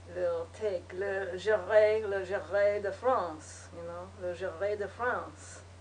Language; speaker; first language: French; non-native, learner; English